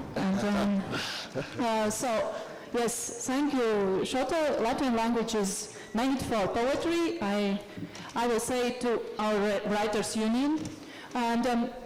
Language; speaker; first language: English; non-native, fluent; Latvian